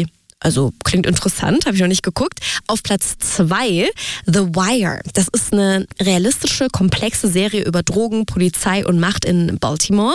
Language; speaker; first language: German; native; German